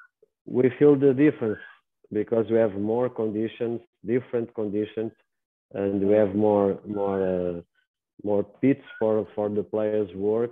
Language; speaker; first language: English; non-native, learner; Portuguese